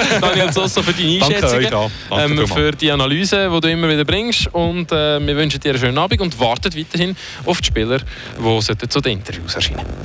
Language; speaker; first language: German; native; German